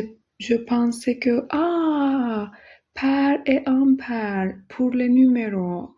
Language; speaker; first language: French; non-native, learner; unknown